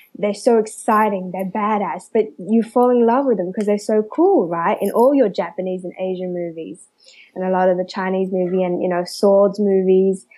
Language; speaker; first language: English; early bilingual, other home language; Chinese